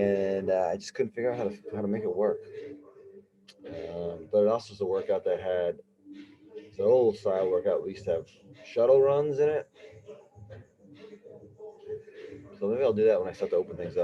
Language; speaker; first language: English; native; English